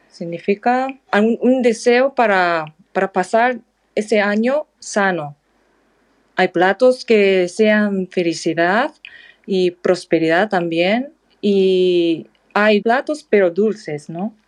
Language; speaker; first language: Spanish; non-native, fluent; Japanese